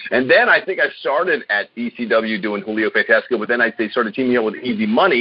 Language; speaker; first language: English; native; English